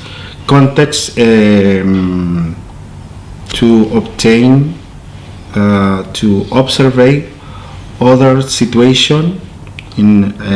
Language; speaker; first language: English; non-native, learner; Spanish